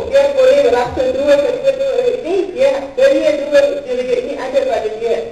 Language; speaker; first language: Malay; non-native, local second language; Tamil